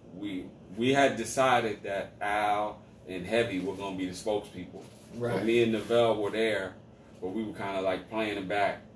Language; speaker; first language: English; native; English